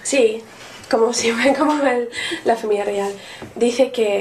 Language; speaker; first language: Spanish; non-native, learner; English